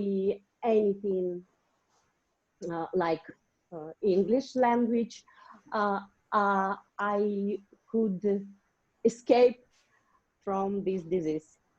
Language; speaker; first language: English; non-native, learner; Russian